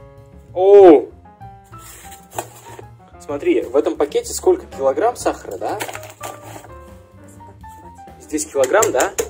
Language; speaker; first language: Russian; native; Russian